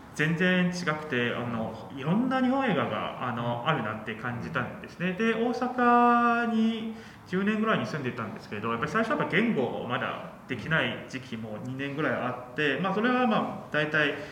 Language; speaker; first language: Japanese; non-native, fluent; Chinese